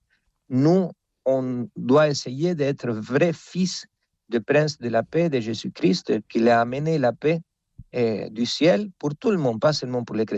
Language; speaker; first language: French; non-native, fluent; Spanish